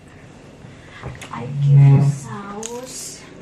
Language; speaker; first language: English; non-native, learner; Indonesian